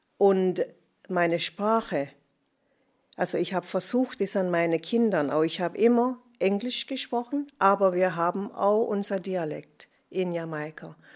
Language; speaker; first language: German; non-native, fluent; English